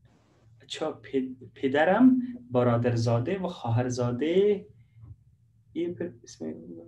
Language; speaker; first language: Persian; non-native, learner; Urdu